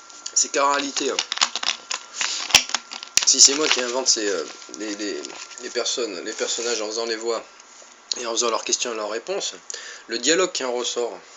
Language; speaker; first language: French; native; French